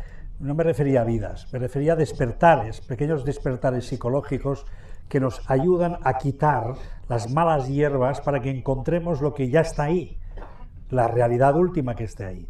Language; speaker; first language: Spanish; native; Spanish